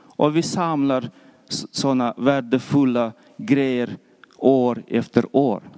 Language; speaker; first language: Swedish; non-native, fluent; Russian